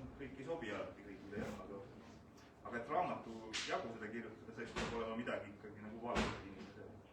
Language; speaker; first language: Estonian; native; Estonian